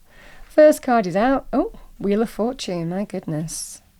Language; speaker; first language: English; native; English